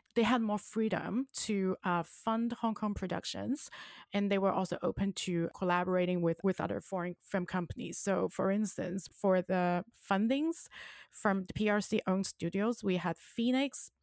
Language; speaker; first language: English; non-native, local second language; Cantonese